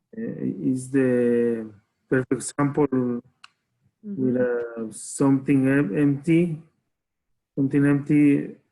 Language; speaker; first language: English; non-native, learner; Spanish